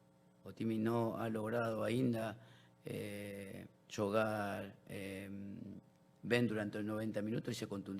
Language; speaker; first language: Portuguese; non-native, learner; Spanish